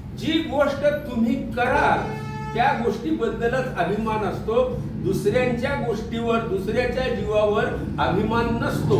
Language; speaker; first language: Marathi; non-native, local second language; Urdu